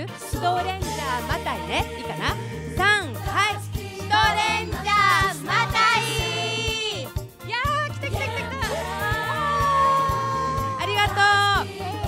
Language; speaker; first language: Japanese; native; Japanese